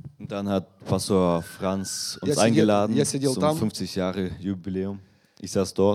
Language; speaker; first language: German; non-native, fluent; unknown